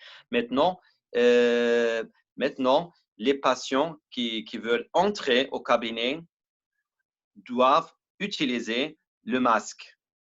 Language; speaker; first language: French; non-native, learner; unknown